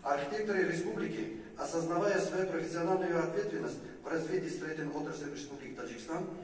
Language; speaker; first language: Russian; non-native, local second language; Tajik